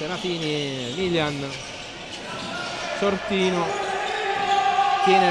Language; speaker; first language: Italian; native; Italian